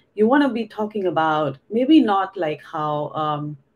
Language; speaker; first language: English; non-native, local second language; Hindi